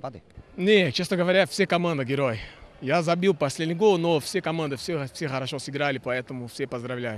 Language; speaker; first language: Russian; non-native, learner; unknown